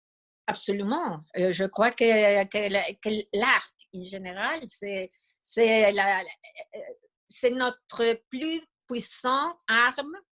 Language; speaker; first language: French; non-native, fluent; Spanish